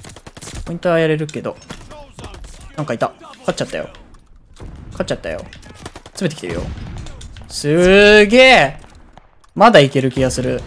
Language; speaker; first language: Japanese; native; Japanese